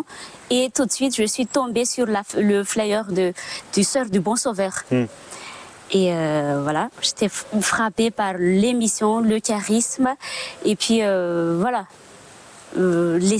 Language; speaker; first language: French; non-native, local second language; Malagasy